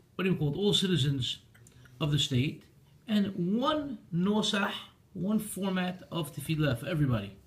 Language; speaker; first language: English; native; English